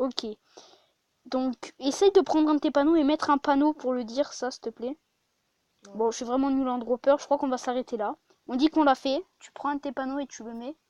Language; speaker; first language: French; native; French